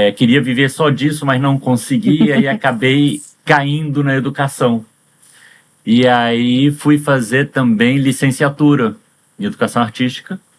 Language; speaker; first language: Portuguese; early bilingual, heritage; Portuguese